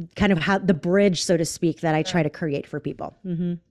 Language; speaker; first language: English; native; English